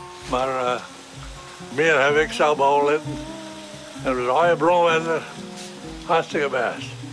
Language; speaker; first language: Dutch; non-native, local second language; Western Frisian